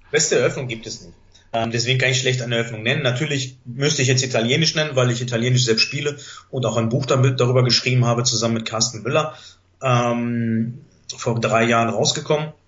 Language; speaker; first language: German; early bilingual, other home language; Greek